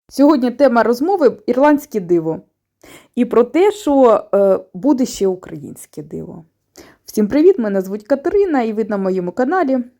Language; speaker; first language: Ukrainian; non-native, local second language; Russian